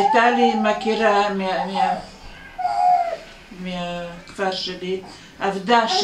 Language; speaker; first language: Hebrew; non-native, fluent; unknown